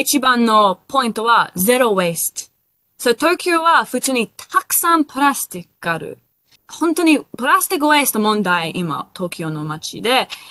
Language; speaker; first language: Japanese; non-native, learner; English